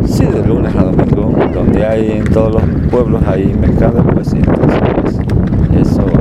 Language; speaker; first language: Spanish; native; Spanish